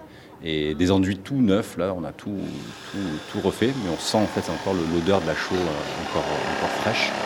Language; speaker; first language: French; native; French